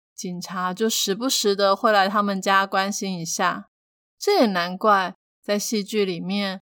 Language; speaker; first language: Chinese; non-native, local second language; Min Nan Chinese